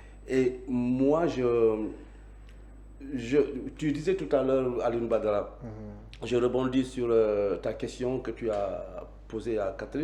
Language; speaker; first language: French; non-native, local second language; Mandingo